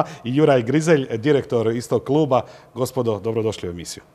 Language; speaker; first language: Croatian; native; Croatian